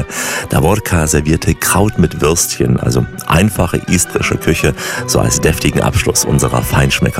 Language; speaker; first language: German; native; German